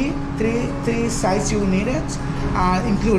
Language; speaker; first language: English; non-native, learner; Spanish